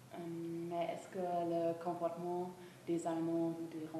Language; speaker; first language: French; non-native, fluent; German